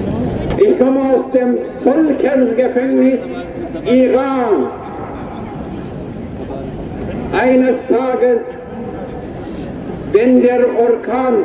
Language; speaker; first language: German; non-native, fluent; Persian